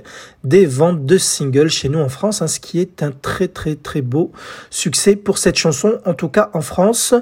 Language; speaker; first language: French; native; French